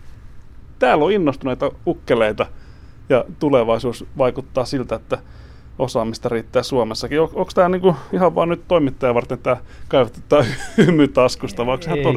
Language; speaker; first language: Finnish; native; Finnish